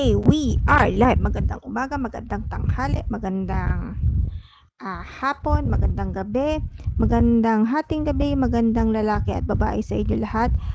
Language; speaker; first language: Filipino; native; Filipino